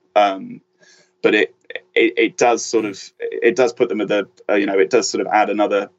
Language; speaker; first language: English; native; English